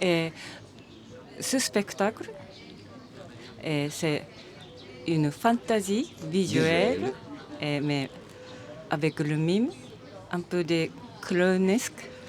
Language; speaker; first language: French; non-native, learner; Japanese